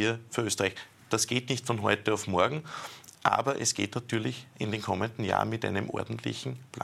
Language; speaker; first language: German; native; German